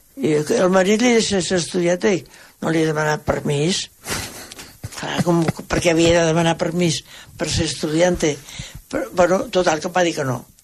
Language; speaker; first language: Catalan; native; Catalan